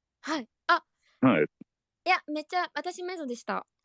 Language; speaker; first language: Japanese; native; Japanese